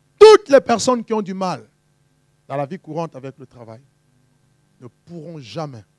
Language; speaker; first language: French; non-native, local second language; Lingala